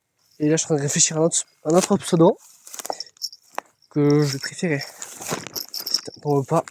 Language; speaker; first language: French; native; French